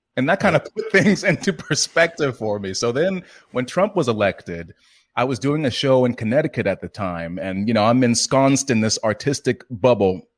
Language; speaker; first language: English; native; English